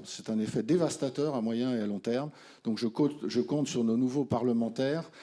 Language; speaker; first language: French; native; French